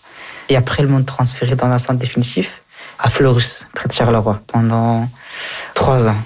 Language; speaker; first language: French; early bilingual, other home language; Hazaragi